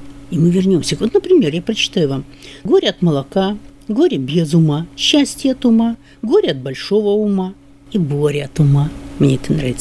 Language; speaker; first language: Russian; native; Russian